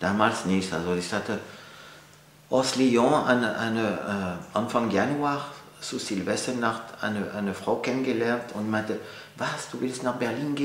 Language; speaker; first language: German; non-native, fluent; French